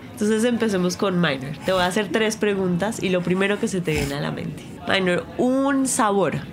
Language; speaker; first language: Spanish; native; Spanish